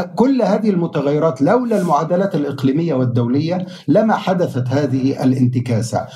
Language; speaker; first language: Arabic; native; Arabic